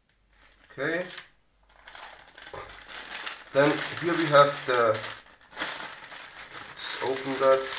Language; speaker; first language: English; non-native, fluent; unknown